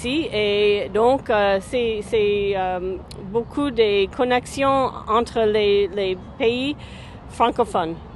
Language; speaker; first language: French; non-native, fluent; English